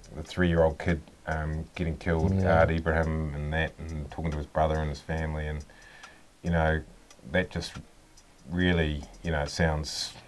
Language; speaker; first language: English; native; English